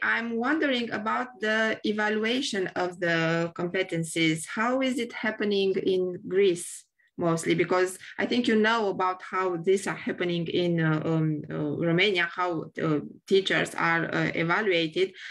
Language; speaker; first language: English; non-native, fluent; Romanian